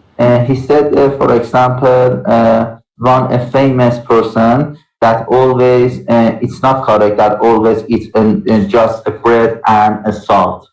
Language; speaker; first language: English; non-native, learner; Persian